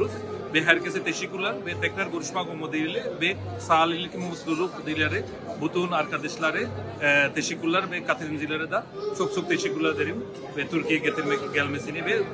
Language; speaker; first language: Turkish; non-native, learner; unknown